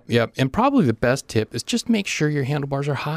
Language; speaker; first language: English; native; English